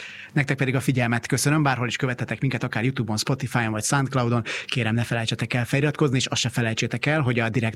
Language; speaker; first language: Hungarian; native; Hungarian